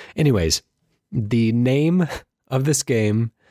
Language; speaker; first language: English; native; English